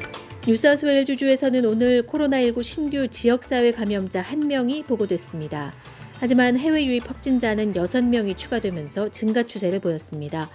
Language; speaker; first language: Korean; native; Korean